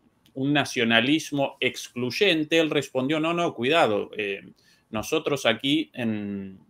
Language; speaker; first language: Spanish; native; Spanish